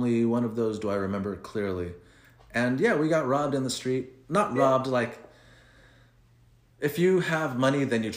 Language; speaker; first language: English; early bilingual, other home language; Spanish